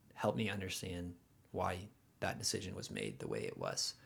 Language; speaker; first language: English; native; English